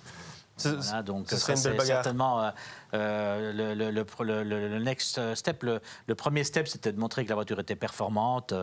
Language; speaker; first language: French; native; French